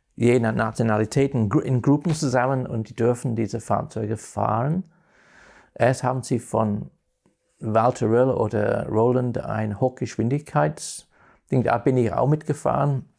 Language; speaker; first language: German; non-native, fluent; English